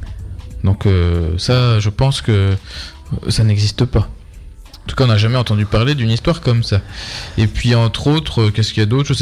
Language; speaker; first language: French; native; French